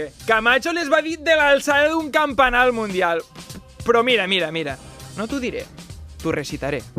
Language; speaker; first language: Catalan; native; Catalan